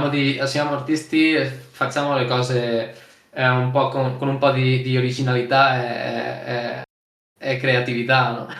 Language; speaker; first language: Italian; non-native, learner; Spanish